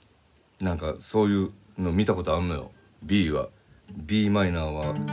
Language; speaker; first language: Japanese; native; Japanese